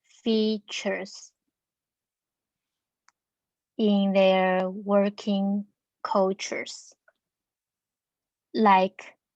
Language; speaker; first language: English; non-native, learner; Chinese